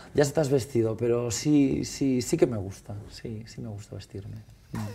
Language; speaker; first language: Spanish; native; Spanish